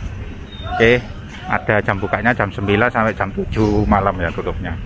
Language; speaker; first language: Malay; non-native, local second language; Javanese